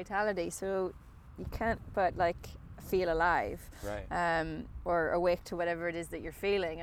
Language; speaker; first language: English; native; English